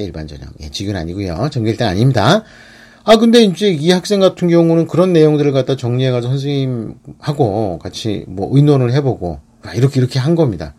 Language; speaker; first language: Korean; native; Korean